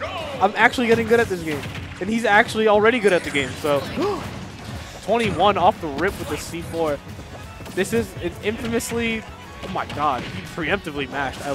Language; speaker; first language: English; native; English